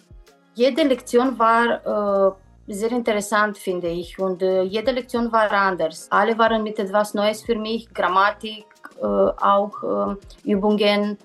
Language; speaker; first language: German; non-native, learner; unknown